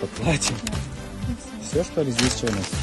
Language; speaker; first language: Russian; non-native, local second language; Kazakh